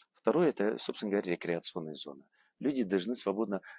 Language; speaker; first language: Russian; non-native, local second language; Kazakh